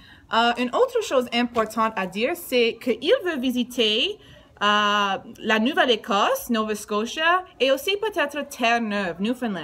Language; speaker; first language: French; non-native, learner; English